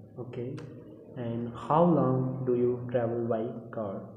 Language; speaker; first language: English; non-native, learner; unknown